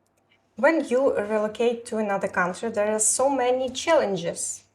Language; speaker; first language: English; non-native, learner; Ukrainian